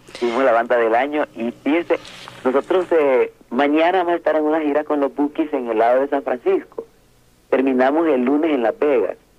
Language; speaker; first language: Spanish; native; Spanish